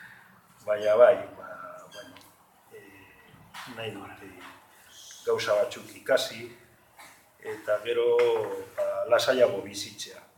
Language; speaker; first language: Basque; non-native, local second language; Spanish